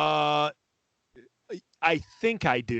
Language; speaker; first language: English; native; English